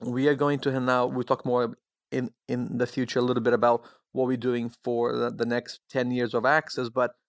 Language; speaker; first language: English; non-native, fluent; Portuguese